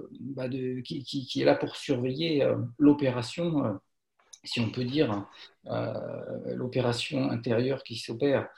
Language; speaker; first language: French; native; French